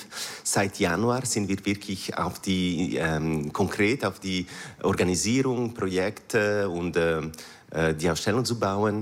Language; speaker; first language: German; non-native, fluent; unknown